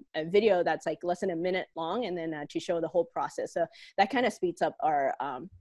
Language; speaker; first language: English; non-native, local second language; Cantonese